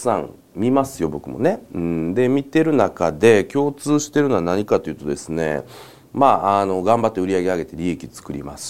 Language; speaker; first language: Japanese; native; Japanese